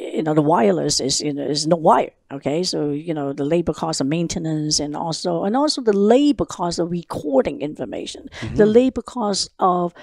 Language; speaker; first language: English; non-native, local second language; Cantonese